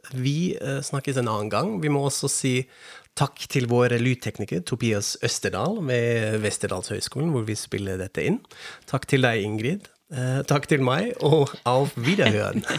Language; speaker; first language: Norwegian; non-native, fluent; German